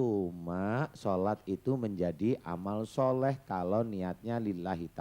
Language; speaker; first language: Indonesian; native; Indonesian